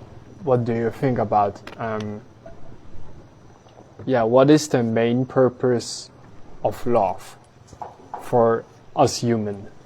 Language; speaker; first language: English; non-native, fluent; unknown